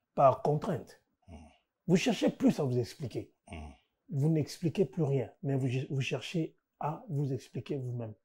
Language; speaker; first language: French; non-native, local second language; Lingala